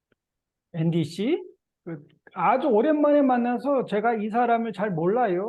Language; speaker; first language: Korean; native; Korean